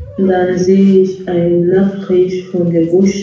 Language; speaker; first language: German; non-native, fluent; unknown